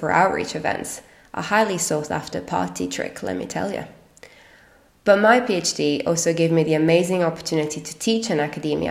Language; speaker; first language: English; non-native, fluent; Italian